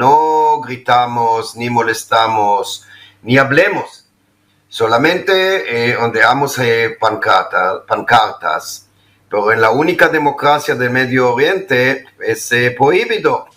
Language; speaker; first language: Spanish; non-native, fluent; Hebrew